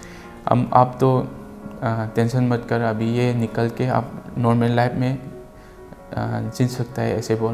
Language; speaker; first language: Hindi; non-native, local second language; Manipuri